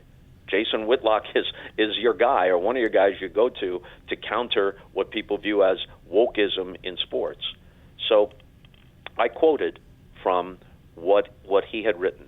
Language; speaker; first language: English; native; English